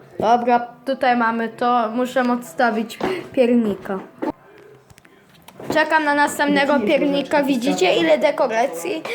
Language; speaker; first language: Polish; early bilingual, heritage; Polish